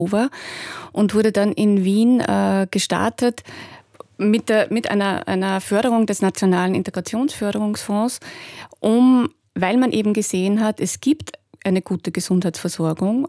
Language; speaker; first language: German; native; German